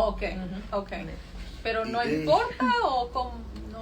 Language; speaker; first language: Spanish; early bilingual, heritage; Spanish